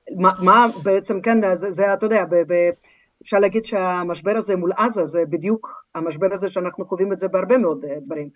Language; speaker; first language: Hebrew; non-native, fluent; Russian